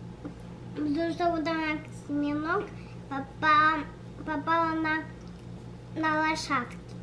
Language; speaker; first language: Russian; early bilingual, heritage; Russian